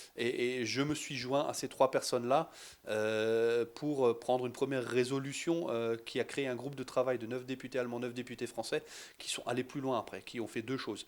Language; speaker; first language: French; native; French